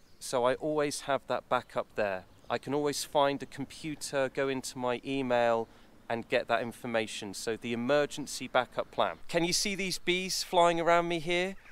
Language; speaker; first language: English; native; English